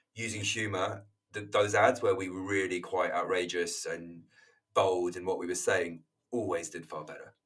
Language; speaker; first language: English; native; English